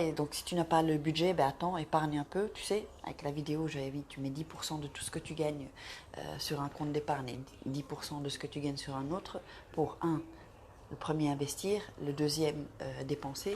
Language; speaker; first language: French; native; French